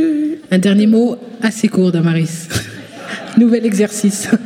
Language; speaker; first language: French; native; French